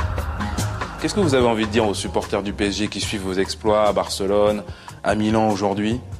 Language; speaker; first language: French; native; French